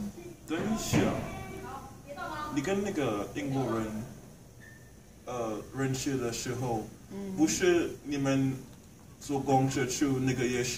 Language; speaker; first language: Chinese; non-native, learner; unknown